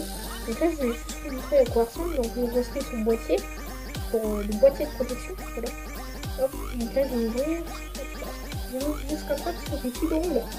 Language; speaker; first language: French; native; French